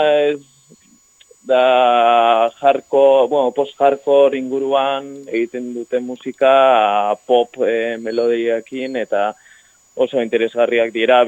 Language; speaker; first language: Basque; non-native, local second language; Spanish